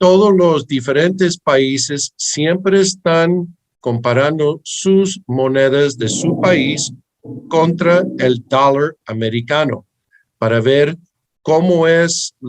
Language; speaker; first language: Spanish; early bilingual, heritage; English